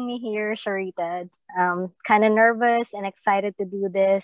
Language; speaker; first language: English; non-native, local second language; Filipino